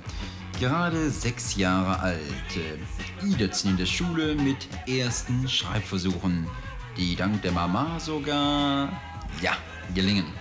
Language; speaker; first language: German; native; German